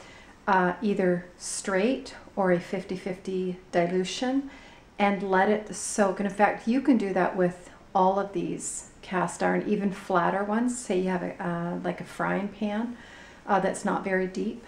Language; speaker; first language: English; native; English